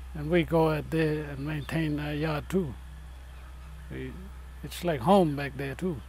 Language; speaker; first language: English; native; English